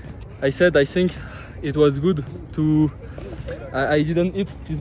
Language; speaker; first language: English; non-native, learner; French